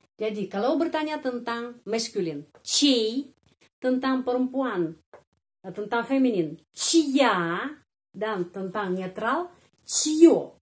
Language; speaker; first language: Indonesian; non-native, fluent; Russian